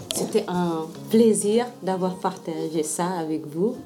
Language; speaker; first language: French; non-native, local second language; Wolof